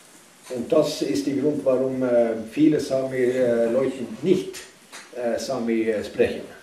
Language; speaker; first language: German; non-native, learner; Northern Sami